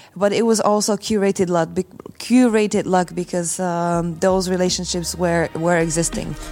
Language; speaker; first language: English; non-native, fluent; Slovak